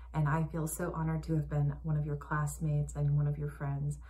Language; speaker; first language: English; native; English